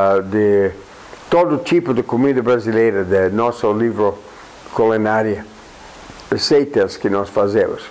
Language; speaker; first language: Portuguese; non-native, fluent; English